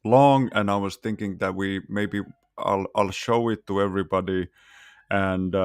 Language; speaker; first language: English; non-native, fluent; Finnish